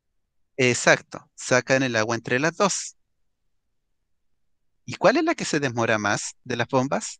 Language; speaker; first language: Spanish; native; Spanish